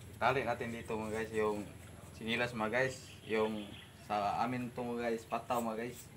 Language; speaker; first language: Filipino; non-native, local second language; Cebuano